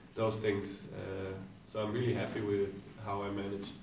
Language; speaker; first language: English; non-native, fluent; Danish